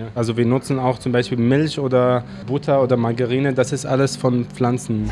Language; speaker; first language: German; non-native, fluent; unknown